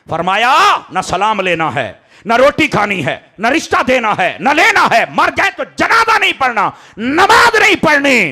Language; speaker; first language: Urdu; non-native, local second language; Punjabi